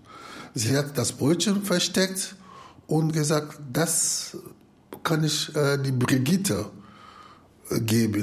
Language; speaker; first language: German; non-native, fluent; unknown